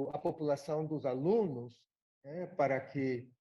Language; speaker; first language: Portuguese; non-native, fluent; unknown